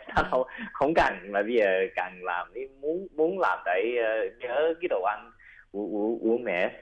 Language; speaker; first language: Vietnamese; early bilingual, heritage; Vietnamese